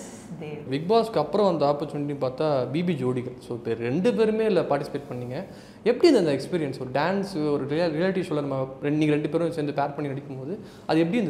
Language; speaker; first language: Tamil; native; Tamil